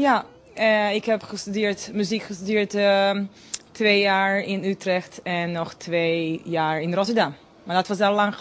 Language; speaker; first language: Dutch; non-native, fluent; Serbian